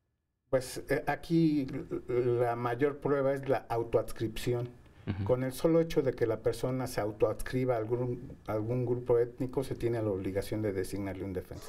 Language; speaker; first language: Spanish; native; Spanish